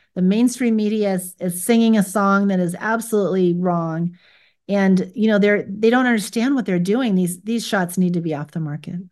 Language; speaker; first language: English; native; English